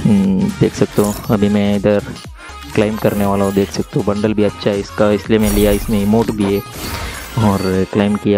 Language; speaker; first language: Hindi; non-native, local second language; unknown